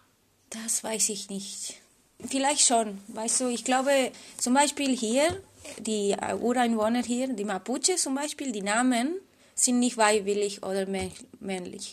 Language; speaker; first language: German; non-native, fluent; Spanish